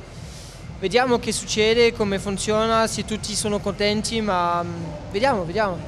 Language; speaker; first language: Italian; non-native, fluent; French